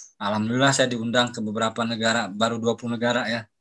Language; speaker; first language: Indonesian; native; Indonesian